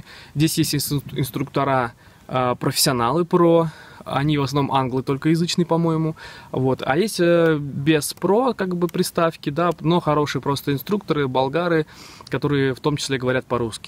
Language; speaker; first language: Russian; native; Russian